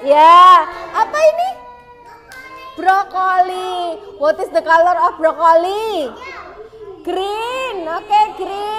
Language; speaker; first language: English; non-native, learner; Indonesian